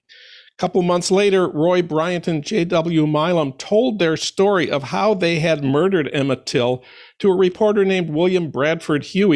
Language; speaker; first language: English; native; English